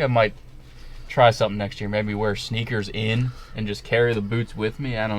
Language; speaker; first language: English; native; English